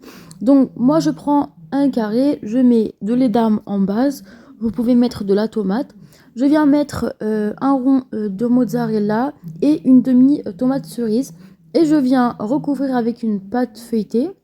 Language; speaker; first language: French; native; French